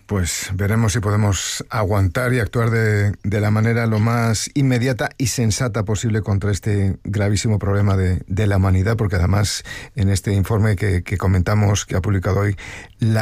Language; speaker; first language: Spanish; native; Spanish